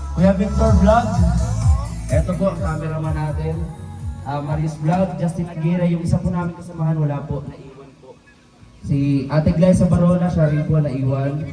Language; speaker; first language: Filipino; non-native, local second language; Bikol